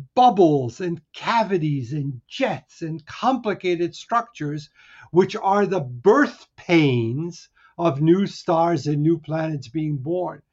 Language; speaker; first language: English; early bilingual, other home language; Hungarian